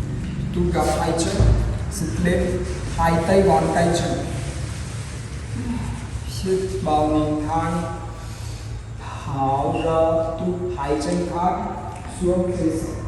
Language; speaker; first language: Vietnamese; non-native, learner; Hindi